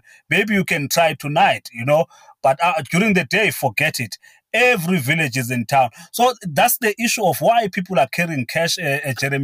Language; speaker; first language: English; non-native, local second language; Xhosa